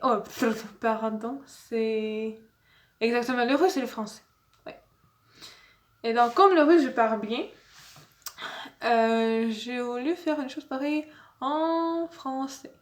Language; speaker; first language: French; non-native, learner; Russian